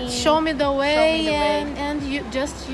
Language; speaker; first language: English; non-native, learner; Portuguese